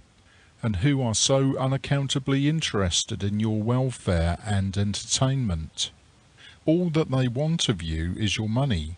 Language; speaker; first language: English; native; English